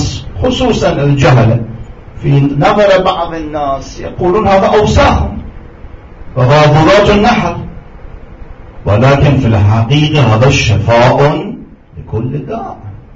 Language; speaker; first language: Arabic; non-native, fluent; Persian